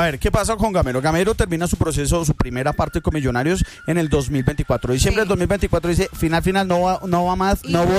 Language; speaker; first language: Spanish; native; Spanish